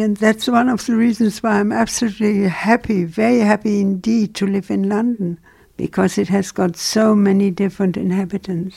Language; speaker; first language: English; non-native, fluent; German